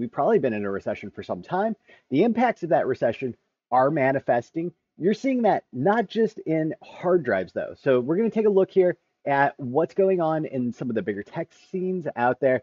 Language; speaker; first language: English; native; English